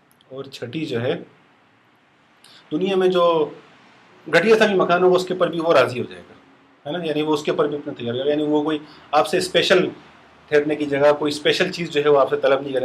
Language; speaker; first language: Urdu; non-native, fluent; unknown